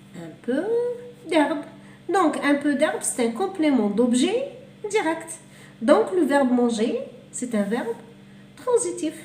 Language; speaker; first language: French; non-native, local second language; Arabic